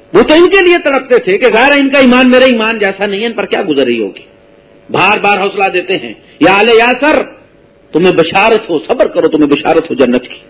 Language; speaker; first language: Urdu; native; Urdu